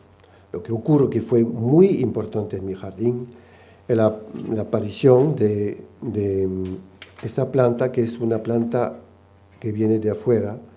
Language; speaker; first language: Spanish; non-native, fluent; French